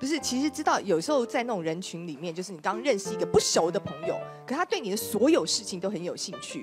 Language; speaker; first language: Chinese; native; Chinese